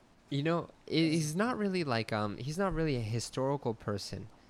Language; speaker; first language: English; native; English